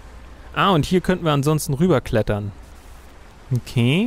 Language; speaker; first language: German; native; German